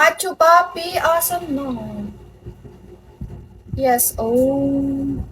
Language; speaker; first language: English; non-native, learner; Filipino